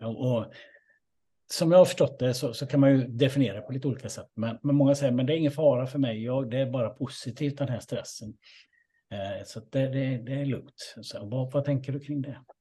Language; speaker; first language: Swedish; native; Swedish